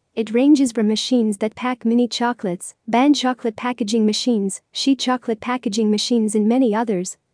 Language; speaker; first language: English; non-native, learner; Arabic